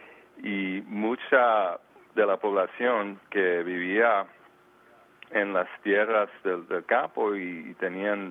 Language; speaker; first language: Spanish; early bilingual, heritage; Spanish